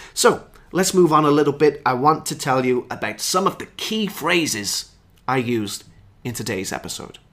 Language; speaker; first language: English; native; English